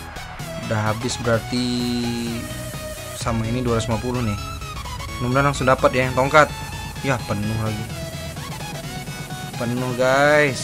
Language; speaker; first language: Indonesian; native; Indonesian